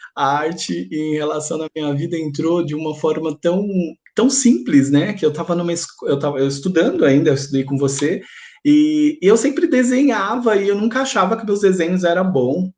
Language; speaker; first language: Portuguese; native; Portuguese